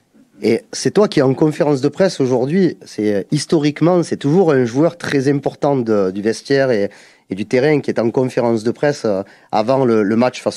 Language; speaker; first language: French; native; French